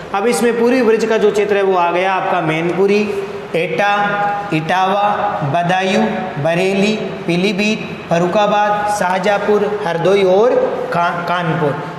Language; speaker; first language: Hindi; native; Hindi